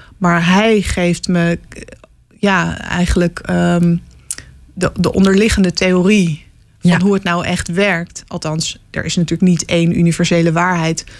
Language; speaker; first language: Dutch; native; Dutch